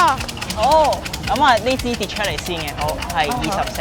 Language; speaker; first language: Cantonese; native; Cantonese